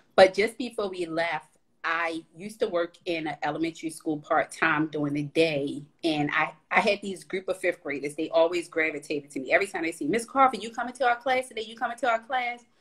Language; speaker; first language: English; native; English